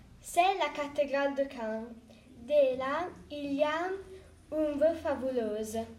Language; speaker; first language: French; non-native, learner; Italian